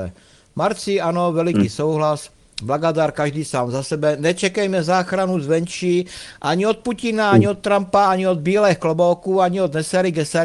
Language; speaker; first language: Czech; native; Czech